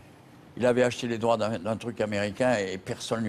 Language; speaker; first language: French; native; French